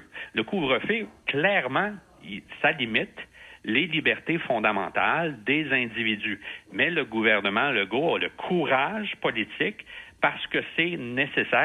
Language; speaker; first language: French; native; French